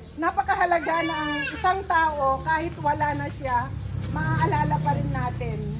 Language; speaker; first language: Filipino; non-native, local second language; Iloko